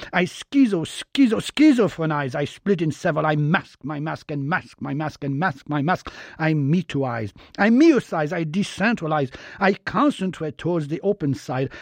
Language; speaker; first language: English; non-native, fluent; French